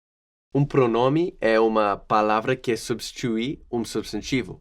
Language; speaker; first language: Portuguese; non-native, fluent; English